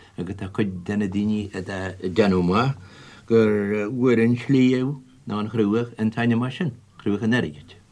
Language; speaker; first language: Irish; native; Irish